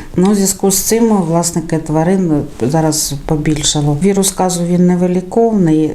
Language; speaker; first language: Ukrainian; native; Ukrainian